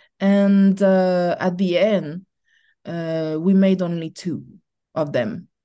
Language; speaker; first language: English; non-native, learner; French